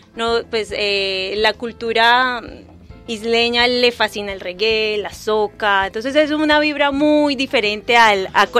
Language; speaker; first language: Spanish; native; Spanish